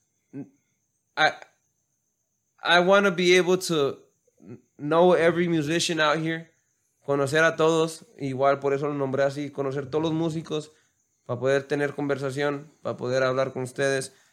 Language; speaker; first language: Spanish; early bilingual, heritage; Spanish